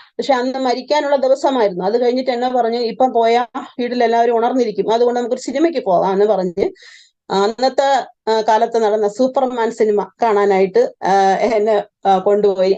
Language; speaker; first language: Malayalam; native; Malayalam